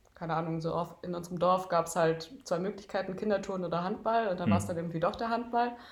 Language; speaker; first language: German; native; German